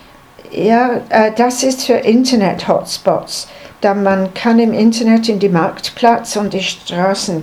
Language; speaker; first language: German; non-native, learner; English